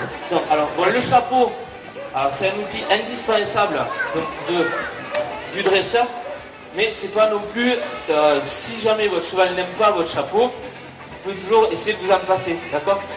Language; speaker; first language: French; native; French